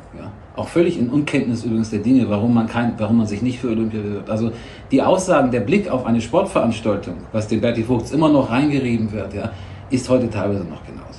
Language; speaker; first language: German; native; German